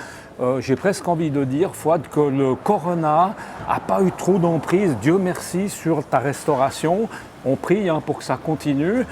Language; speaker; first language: French; native; French